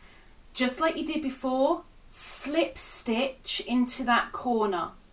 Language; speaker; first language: English; native; English